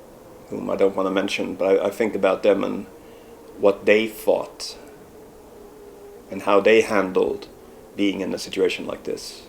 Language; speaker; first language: English; non-native, fluent; Swedish